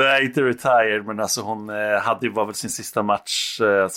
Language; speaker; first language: Swedish; native; Swedish